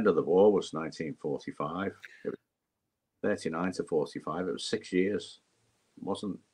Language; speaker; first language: English; native; English